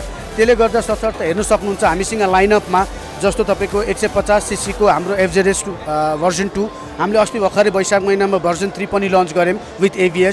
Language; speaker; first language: Nepali; native; Nepali